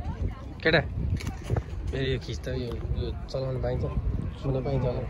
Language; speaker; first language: English; non-native, learner; Nepali